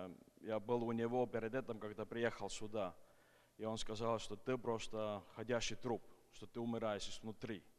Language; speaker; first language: Russian; non-native, fluent; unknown